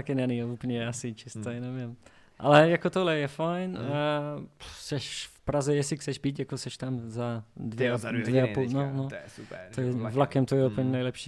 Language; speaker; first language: Czech; non-native, learner; English